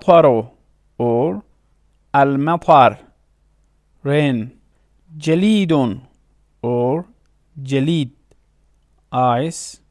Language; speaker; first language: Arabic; non-native, fluent; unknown